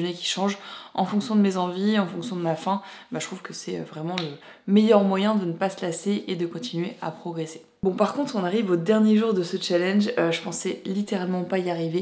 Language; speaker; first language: French; native; French